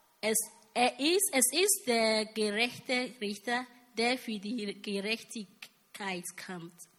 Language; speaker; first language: German; non-native, learner; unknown